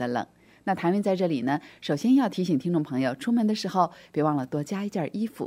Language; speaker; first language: Chinese; native; Chinese